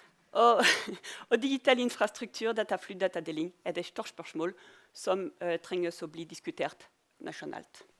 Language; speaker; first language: Norwegian; non-native, fluent; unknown